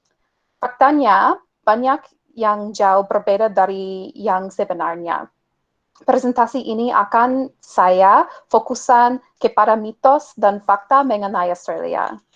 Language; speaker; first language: Indonesian; non-native, fluent; English